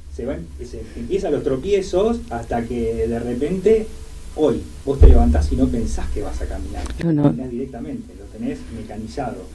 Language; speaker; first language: Spanish; native; Spanish